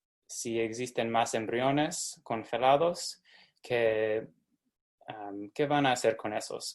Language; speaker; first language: Spanish; non-native, fluent; English